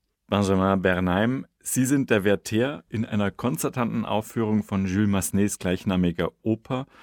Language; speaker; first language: German; native; German